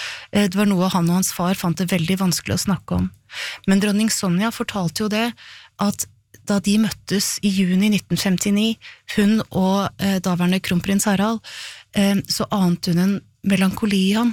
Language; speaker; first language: Norwegian; native; Norwegian